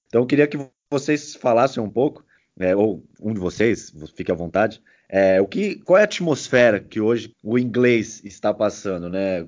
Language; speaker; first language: Portuguese; native; Portuguese